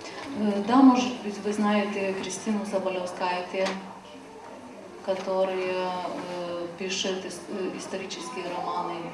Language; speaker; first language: Russian; non-native, fluent; Lithuanian